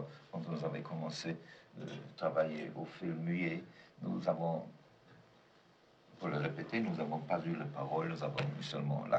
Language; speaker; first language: French; non-native, fluent; German